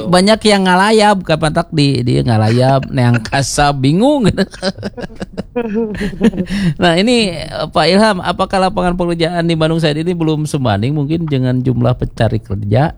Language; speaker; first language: Indonesian; non-native, local second language; Sundanese